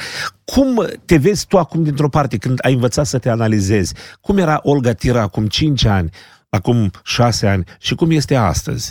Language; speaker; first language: Romanian; native; Romanian